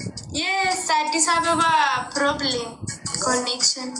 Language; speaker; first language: English; non-native, learner; Amharic